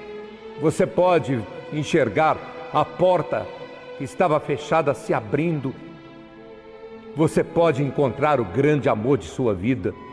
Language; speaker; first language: Portuguese; native; Portuguese